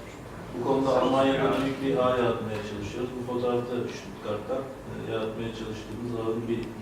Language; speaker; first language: Turkish; native; Turkish